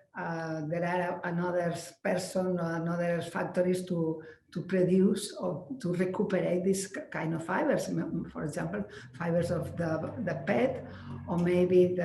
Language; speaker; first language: English; non-native, learner; Spanish